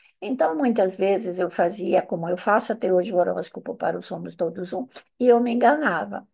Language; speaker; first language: Portuguese; non-native, fluent; Italian